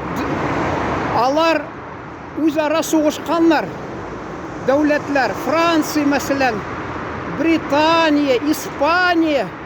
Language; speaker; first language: Tatar; early bilingual, heritage; Tatar